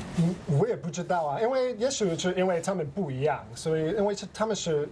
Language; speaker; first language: Chinese; non-native, fluent; English